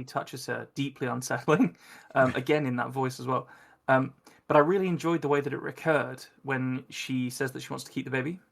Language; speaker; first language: English; native; English